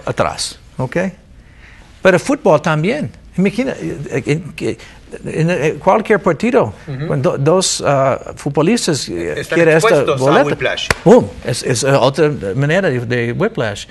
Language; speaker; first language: Spanish; non-native, learner; English